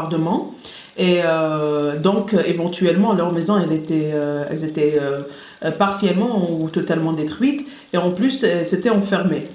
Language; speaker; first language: French; non-native, local second language; Arabic